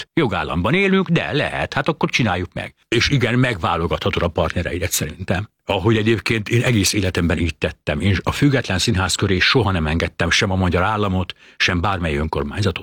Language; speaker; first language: Hungarian; native; Hungarian